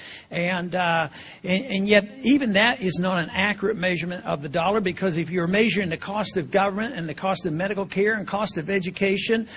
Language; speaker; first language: English; native; English